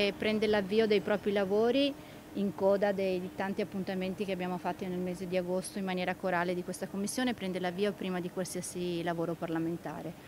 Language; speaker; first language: Italian; native; Italian